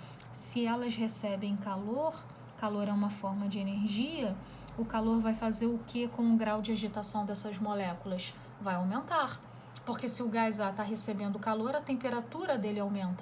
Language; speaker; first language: Portuguese; native; Portuguese